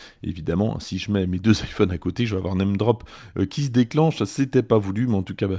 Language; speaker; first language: French; native; French